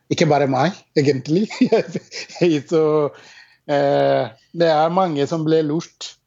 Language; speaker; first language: Norwegian; non-native, fluent; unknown